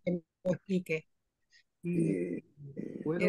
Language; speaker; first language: Spanish; native; Spanish